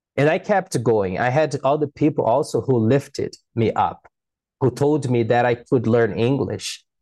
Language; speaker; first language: English; non-native, fluent; Portuguese